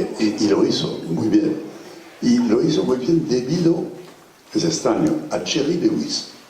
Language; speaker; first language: Spanish; non-native, fluent; French